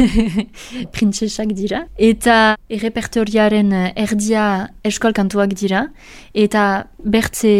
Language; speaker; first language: Basque; non-native, local second language; French